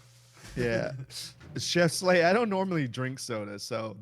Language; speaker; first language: English; native; English